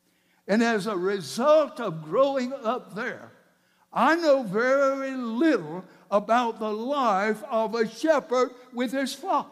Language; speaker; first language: English; native; English